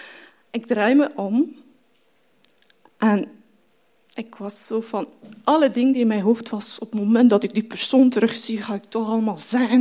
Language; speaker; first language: Dutch; non-native, fluent; French